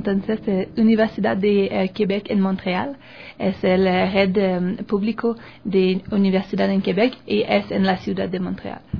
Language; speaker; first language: Spanish; non-native, learner; French